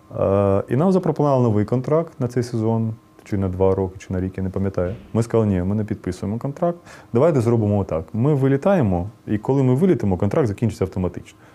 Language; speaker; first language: Ukrainian; non-native, local second language; Russian